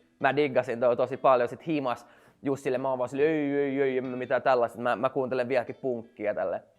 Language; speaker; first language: Finnish; non-native, local second language; Swedish